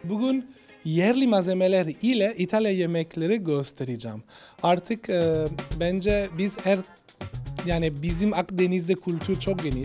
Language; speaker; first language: Turkish; non-native, fluent; Italian